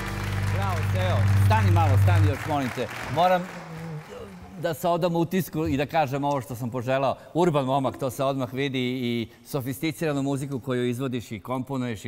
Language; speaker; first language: Serbian; native; Serbian